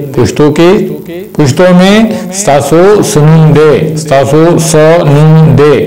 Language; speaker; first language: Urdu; non-native, local second language; Pashto